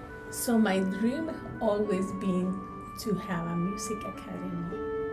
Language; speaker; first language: English; non-native, fluent; Spanish